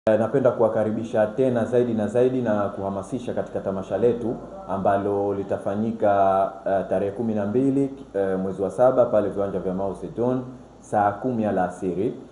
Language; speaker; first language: Swahili; native; Swahili